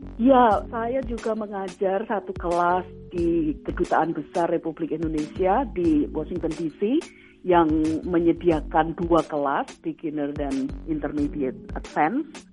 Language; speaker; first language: Indonesian; native; Indonesian